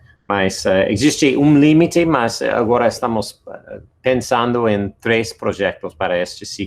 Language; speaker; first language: Portuguese; non-native, fluent; English